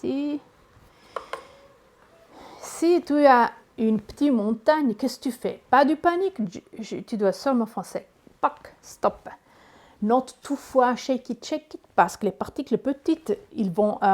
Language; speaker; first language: French; non-native, learner; Italian